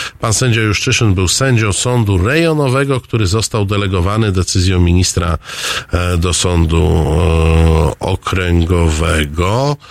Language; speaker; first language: Polish; native; Polish